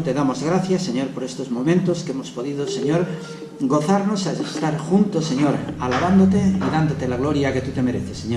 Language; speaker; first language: Spanish; native; Spanish